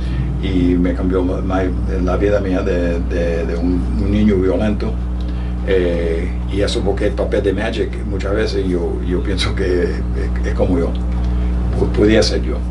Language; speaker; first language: Spanish; early bilingual, heritage; Spanish